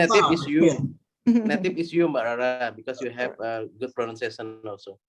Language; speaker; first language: English; non-native, learner; Indonesian